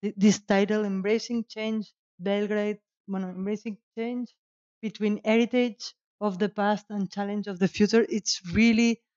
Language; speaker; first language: English; non-native, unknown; Catalan